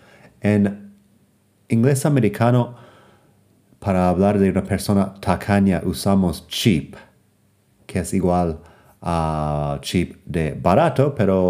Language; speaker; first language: Spanish; non-native, fluent; English